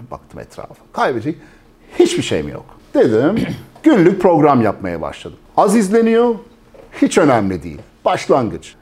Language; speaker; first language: Turkish; early bilingual, heritage; Turkish